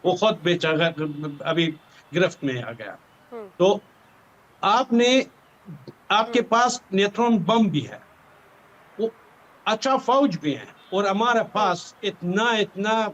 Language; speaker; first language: Hindi; non-native, fluent; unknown